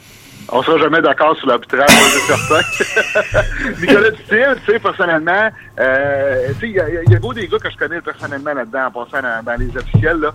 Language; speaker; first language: French; native; French